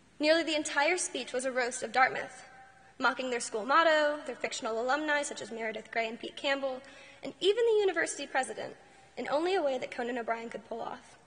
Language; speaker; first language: English; native; English